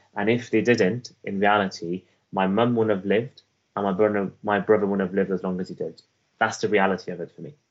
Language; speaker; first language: English; early bilingual, other home language; Persian